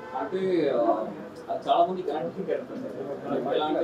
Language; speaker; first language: Telugu; native; Telugu